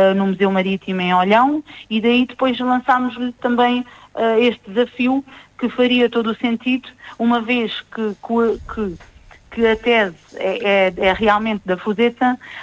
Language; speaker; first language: Portuguese; native; Portuguese